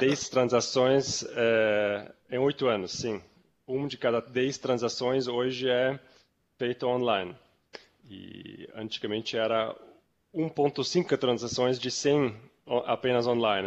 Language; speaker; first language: Portuguese; non-native, fluent; Swiss German